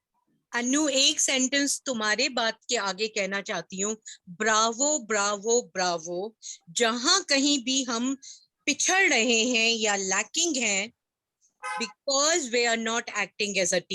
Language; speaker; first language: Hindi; native; Hindi